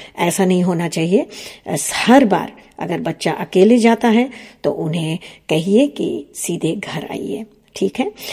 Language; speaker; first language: Hindi; early bilingual, heritage; Hindi